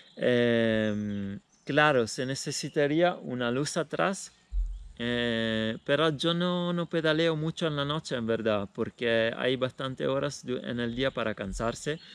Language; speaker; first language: Spanish; non-native, fluent; Italian